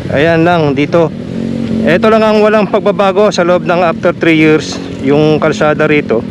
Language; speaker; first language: Filipino; native; Filipino